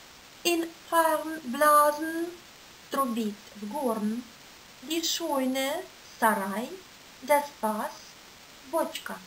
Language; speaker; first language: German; non-native, fluent; Russian